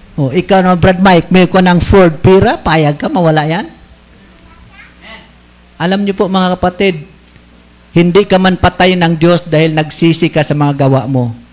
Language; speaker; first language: Filipino; non-native, local second language; Bikol